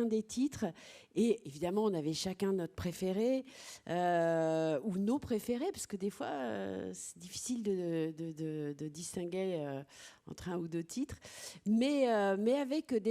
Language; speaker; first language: French; native; French